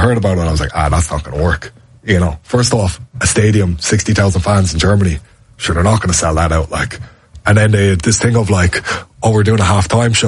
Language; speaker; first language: English; native; English